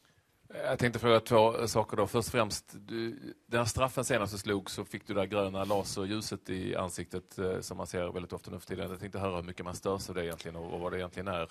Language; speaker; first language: Swedish; native; Swedish